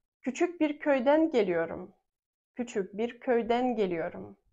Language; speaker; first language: Turkish; non-native, fluent; Russian